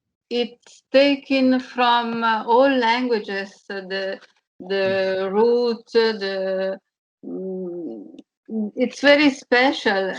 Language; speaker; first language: English; non-native, learner; Italian